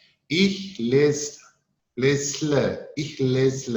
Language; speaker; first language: German; non-native, learner; Indonesian